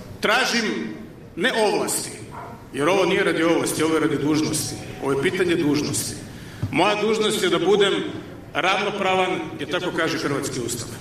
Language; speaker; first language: Croatian; native; Croatian